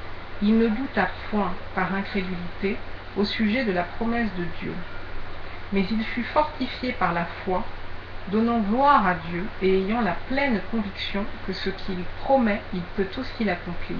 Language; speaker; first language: French; native; French